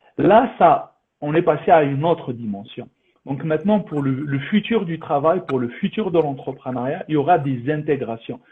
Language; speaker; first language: French; native; French